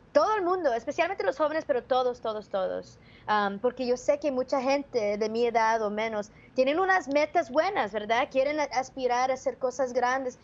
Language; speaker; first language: Spanish; early bilingual, heritage; Spanish